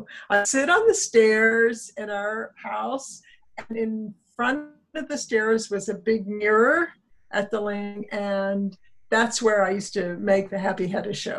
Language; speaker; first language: English; native; English